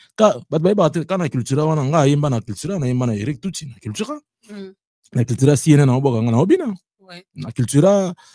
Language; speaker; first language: Lingala; native; Lingala